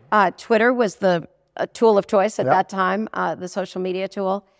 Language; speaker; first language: English; native; English